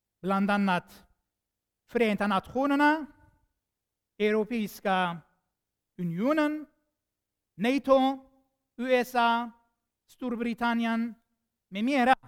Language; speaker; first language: Swedish; non-native, fluent; Armenian